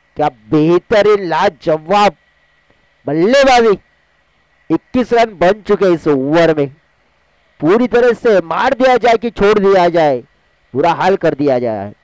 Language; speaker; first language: Hindi; non-native, local second language; Marathi